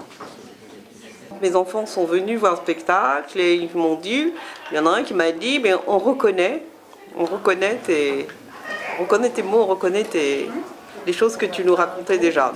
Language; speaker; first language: French; early bilingual, other home language; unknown